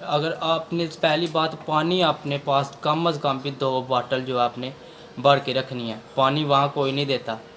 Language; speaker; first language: Urdu; non-native, local second language; Punjabi